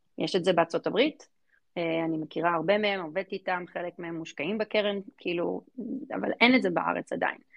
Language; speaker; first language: Hebrew; early bilingual, other home language; English